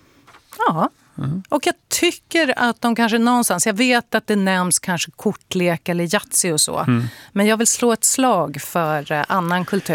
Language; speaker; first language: Swedish; native; Swedish